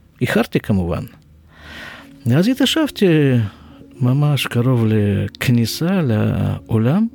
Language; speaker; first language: Hebrew; non-native, fluent; Russian